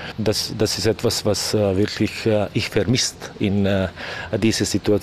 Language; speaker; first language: German; non-native, learner; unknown